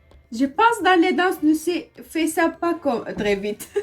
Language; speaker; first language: French; non-native, learner; Arabic